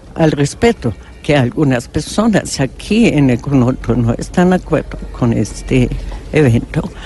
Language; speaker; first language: Spanish; non-native, fluent; German